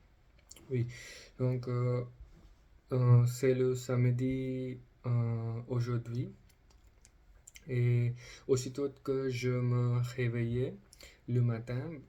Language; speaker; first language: French; non-native, learner; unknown